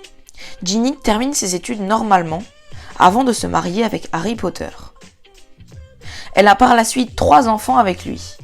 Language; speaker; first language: French; native; French